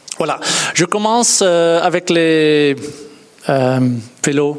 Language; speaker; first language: French; non-native, learner; Dutch